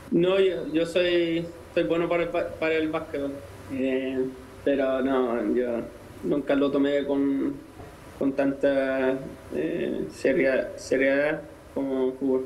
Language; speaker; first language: Spanish; native; Spanish